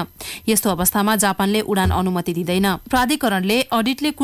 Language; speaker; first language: Nepali; native; Nepali